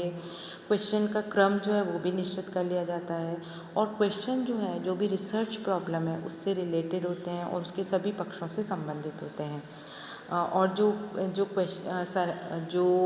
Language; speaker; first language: Hindi; native; Hindi